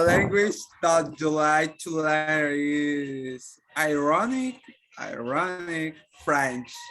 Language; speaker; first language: English; non-native, learner; Spanish